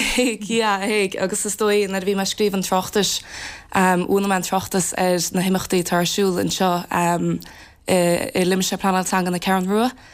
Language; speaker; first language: Irish; native; Irish